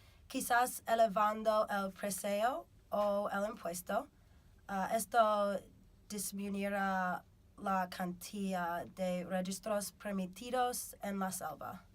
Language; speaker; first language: Spanish; non-native, fluent; English